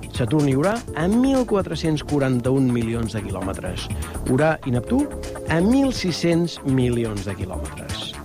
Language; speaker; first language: Catalan; native; Catalan